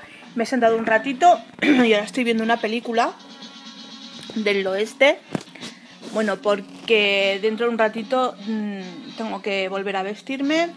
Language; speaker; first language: Spanish; native; Spanish